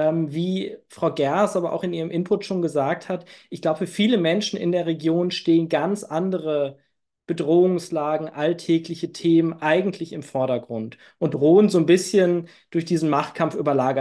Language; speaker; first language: German; native; German